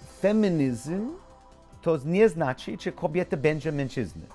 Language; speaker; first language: Polish; non-native, learner; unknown